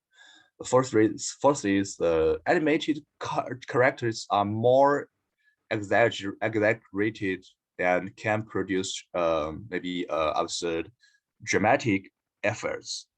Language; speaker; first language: English; non-native, learner; Chinese